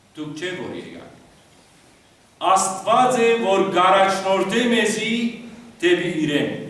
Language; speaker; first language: Armenian; early bilingual, heritage; Armenian